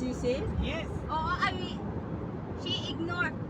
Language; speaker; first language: English; non-native, learner; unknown